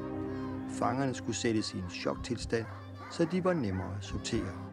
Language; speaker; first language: Danish; native; Danish